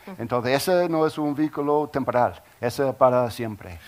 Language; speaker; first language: Spanish; non-native, learner; English